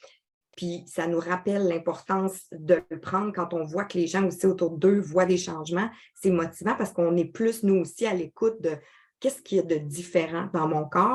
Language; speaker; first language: French; native; French